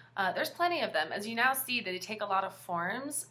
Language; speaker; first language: English; native; English